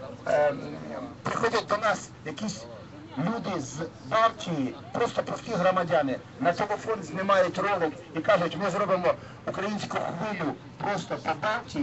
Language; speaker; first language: Ukrainian; native; Ukrainian